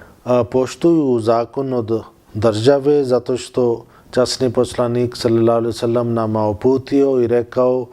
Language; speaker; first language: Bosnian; non-native, learner; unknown